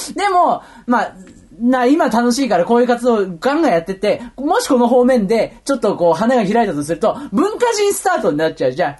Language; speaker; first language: Japanese; native; Japanese